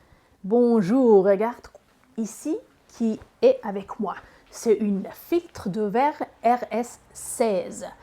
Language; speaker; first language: French; non-native, learner; Italian